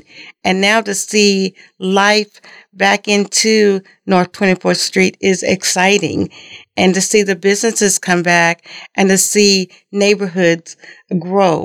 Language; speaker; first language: English; native; English